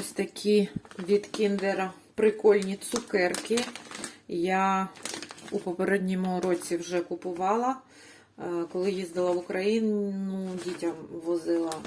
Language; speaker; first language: Ukrainian; native; Ukrainian